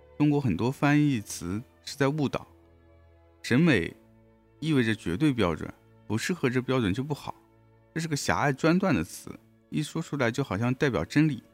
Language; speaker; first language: Chinese; native; Chinese